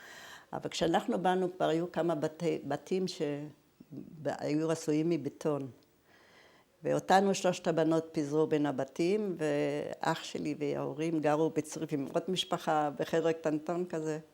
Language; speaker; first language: Hebrew; early bilingual, other home language; German